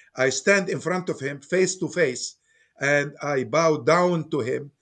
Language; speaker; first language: English; non-native, fluent; Arabic